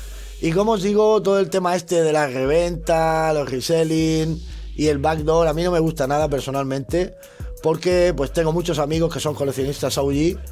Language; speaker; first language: Spanish; native; Spanish